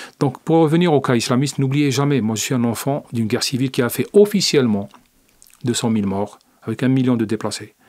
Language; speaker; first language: French; non-native, local second language; Arabic